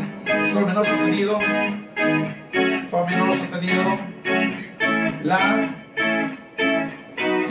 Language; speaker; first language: Spanish; native; Spanish